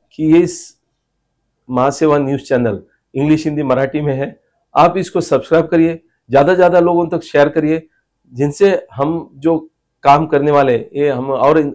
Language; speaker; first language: Hindi; non-native, local second language; Marathi